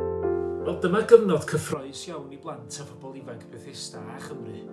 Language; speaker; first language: Welsh; native; Welsh